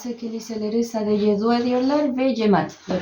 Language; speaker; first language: Turkish; non-native, learner; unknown